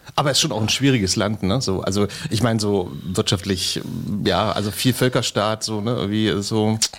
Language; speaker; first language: German; native; German